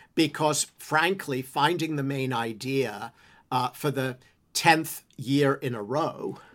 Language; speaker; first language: English; native; English